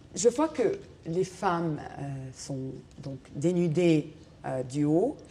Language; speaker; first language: French; non-native, local second language; Arabic